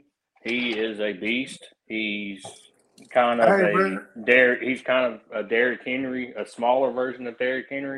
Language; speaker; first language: English; early bilingual, other home language; Spanish